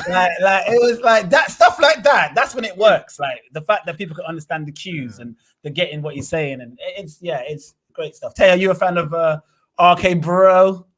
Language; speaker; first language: English; native; English